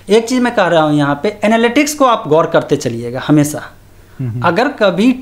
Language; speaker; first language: Hindi; native; Hindi